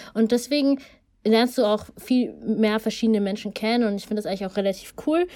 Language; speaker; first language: German; early bilingual, other home language; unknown